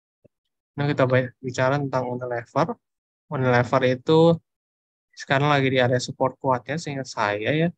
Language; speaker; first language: Indonesian; native; Indonesian